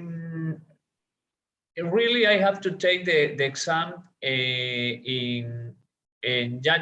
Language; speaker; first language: English; non-native, learner; Spanish